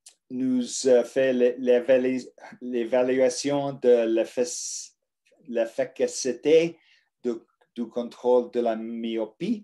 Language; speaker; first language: French; non-native, learner; English